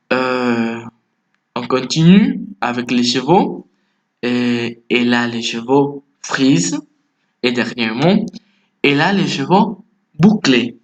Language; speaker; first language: French; non-native, fluent; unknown